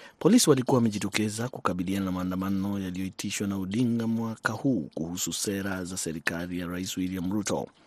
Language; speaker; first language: Swahili; non-native, local second language; Kikuyu